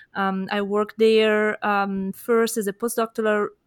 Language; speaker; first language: English; non-native, fluent; Italian